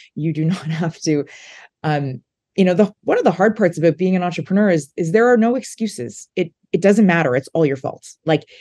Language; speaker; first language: English; native; English